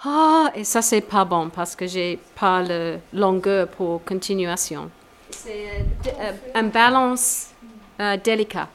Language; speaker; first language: French; non-native, learner; English